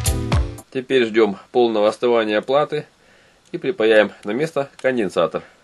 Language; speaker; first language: Russian; native; Russian